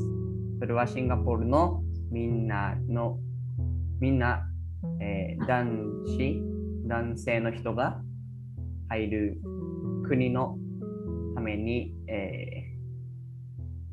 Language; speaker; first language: Japanese; early bilingual, other home language; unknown